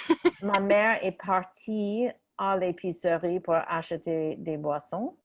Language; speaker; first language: French; non-native, fluent; English